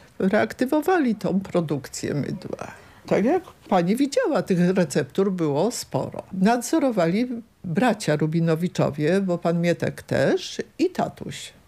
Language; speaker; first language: Polish; native; Polish